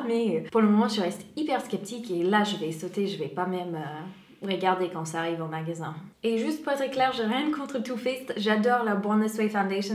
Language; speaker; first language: French; non-native, fluent; English